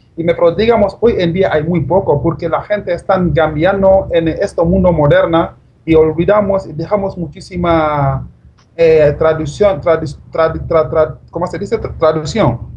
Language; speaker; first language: Spanish; non-native, learner; Wolof